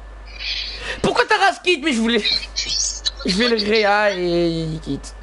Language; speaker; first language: French; native; French